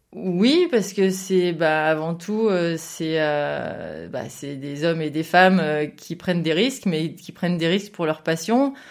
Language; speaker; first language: French; native; French